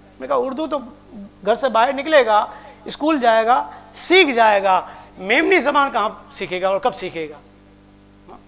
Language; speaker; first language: Urdu; non-native, local second language; Punjabi